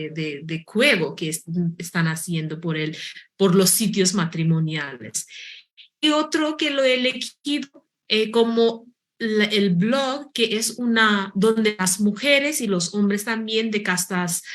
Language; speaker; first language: Spanish; non-native, fluent; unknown